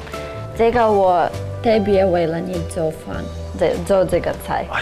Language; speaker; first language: Chinese; non-native, fluent; Russian